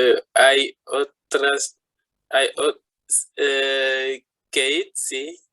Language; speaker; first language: Spanish; non-native, fluent; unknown